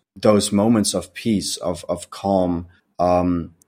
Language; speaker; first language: English; non-native, fluent; Dutch